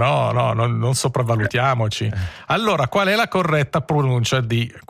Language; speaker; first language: Italian; native; Italian